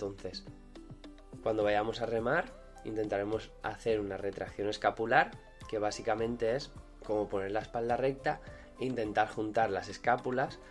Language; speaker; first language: Spanish; native; Spanish